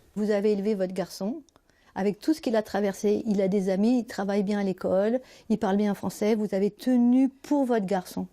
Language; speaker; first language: French; native; French